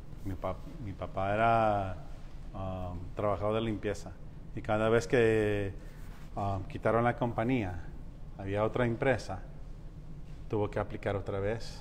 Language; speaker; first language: Spanish; early bilingual, heritage; Spanish